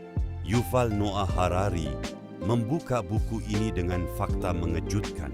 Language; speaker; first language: Indonesian; native; Indonesian